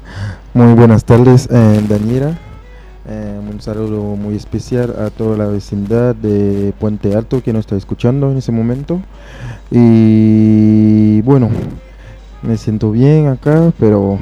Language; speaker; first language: Spanish; non-native, fluent; Haitian Creole